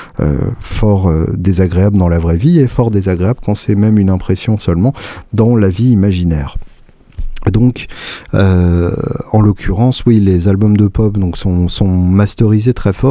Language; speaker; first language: French; native; French